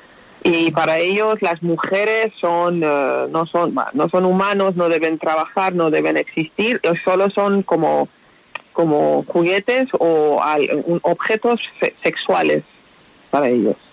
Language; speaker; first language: Spanish; non-native, fluent; Persian